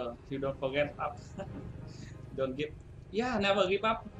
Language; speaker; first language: English; non-native, learner; Vietnamese